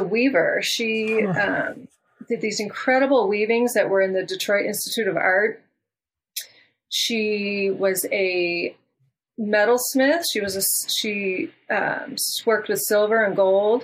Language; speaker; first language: English; native; English